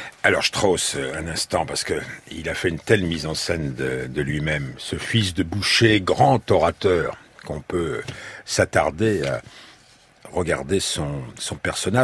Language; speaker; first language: French; native; French